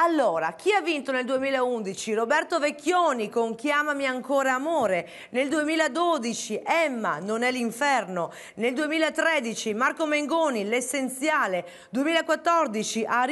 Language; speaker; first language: Italian; native; Italian